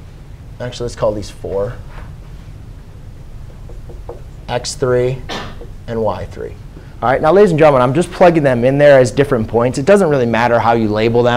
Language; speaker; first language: English; native; English